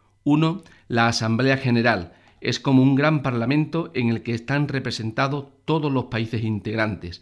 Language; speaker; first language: Spanish; native; Spanish